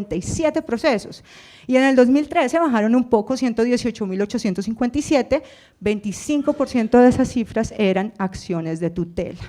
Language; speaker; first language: Spanish; native; Spanish